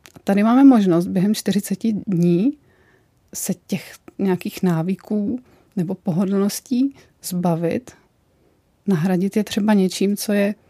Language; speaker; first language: Czech; native; Czech